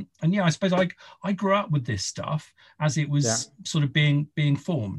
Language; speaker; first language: English; native; English